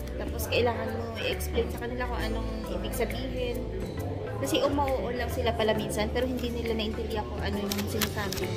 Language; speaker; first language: Filipino; non-native, local second language; Hiligaynon